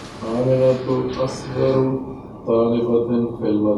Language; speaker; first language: Arabic; non-native, learner; Urdu